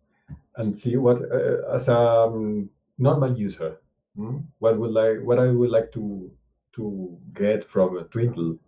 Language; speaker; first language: English; non-native, learner; Spanish